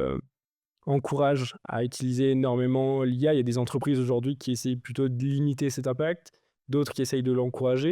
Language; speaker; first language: French; native; French